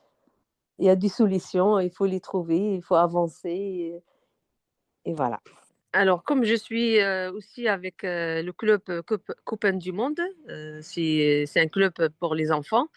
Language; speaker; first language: French; non-native, fluent; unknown